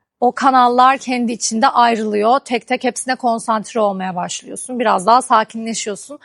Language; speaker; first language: Turkish; native; Turkish